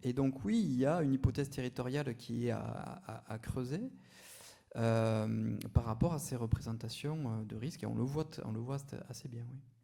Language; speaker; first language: French; native; French